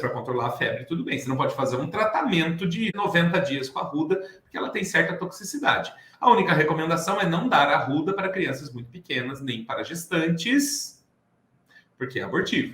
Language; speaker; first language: Portuguese; native; Portuguese